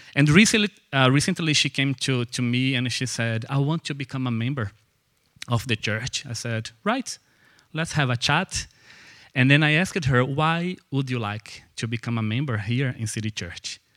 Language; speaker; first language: English; non-native, fluent; Portuguese